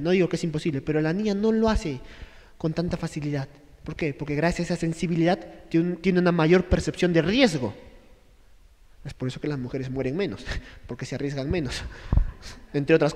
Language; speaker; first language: Spanish; native; Spanish